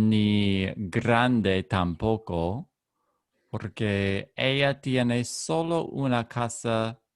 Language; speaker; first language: Spanish; non-native, learner; English